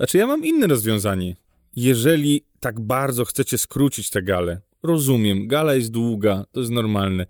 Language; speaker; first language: Polish; native; Polish